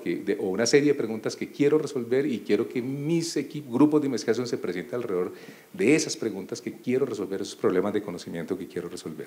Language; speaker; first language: Spanish; native; Spanish